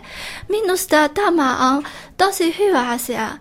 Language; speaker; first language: Finnish; non-native, learner; Chinese